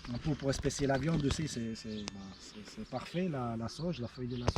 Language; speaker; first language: French; native; French